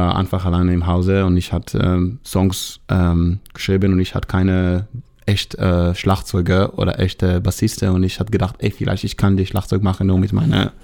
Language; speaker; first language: German; non-native, learner; Hebrew